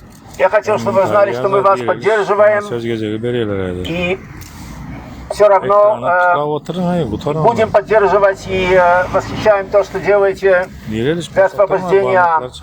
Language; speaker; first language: Russian; native; Russian